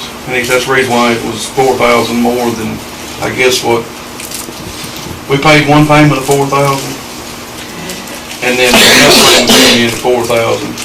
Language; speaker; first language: English; native; English